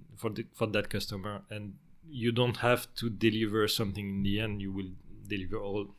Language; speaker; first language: English; non-native, fluent; French